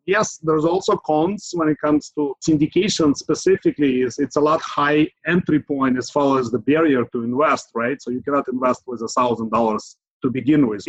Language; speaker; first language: English; non-native, fluent; Ukrainian